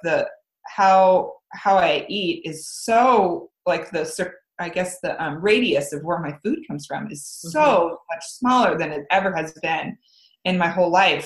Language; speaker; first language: English; native; English